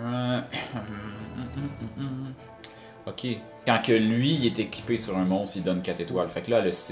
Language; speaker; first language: French; native; French